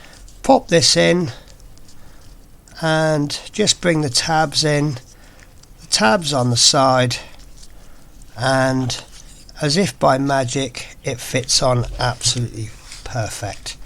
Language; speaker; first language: English; native; English